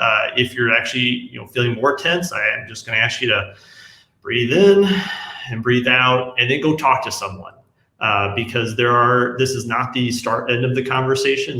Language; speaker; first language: English; native; English